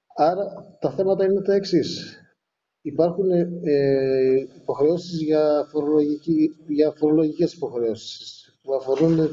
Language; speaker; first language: Greek; native; Greek